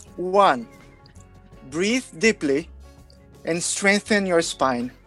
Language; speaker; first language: English; non-native, fluent; Portuguese